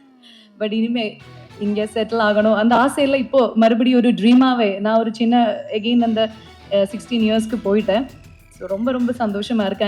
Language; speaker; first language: Tamil; non-native, fluent; Malayalam